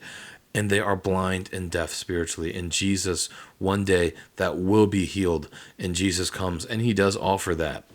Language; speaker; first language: English; native; English